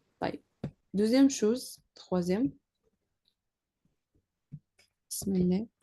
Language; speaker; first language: French; non-native, learner; Arabic